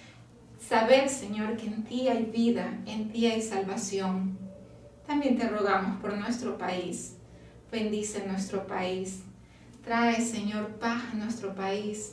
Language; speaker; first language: Spanish; native; Spanish